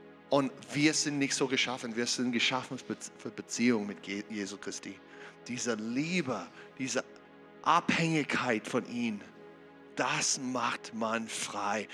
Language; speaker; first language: German; non-native, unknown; English